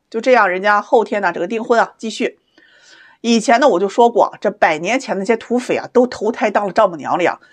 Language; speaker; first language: Chinese; native; Chinese